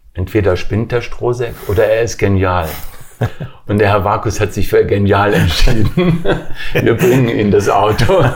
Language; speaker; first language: German; native; German